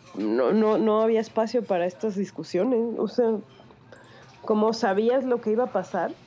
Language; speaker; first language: Spanish; native; Spanish